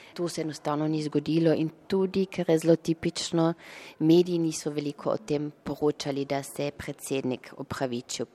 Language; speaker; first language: Slovenian; early bilingual, heritage; Slovenian